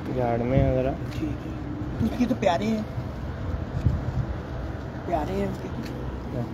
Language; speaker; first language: Hindi; non-native, local second language; Punjabi